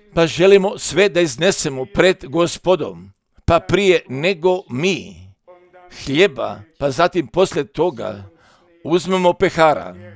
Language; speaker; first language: Croatian; early bilingual, heritage; Croatian